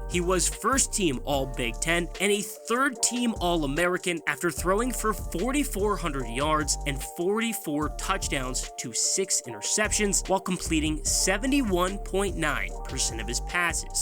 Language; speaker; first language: English; native; English